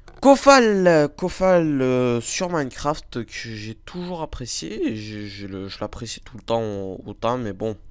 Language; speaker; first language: French; native; French